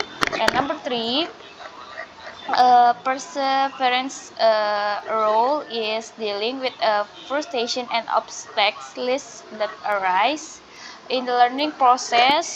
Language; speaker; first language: English; non-native, learner; Indonesian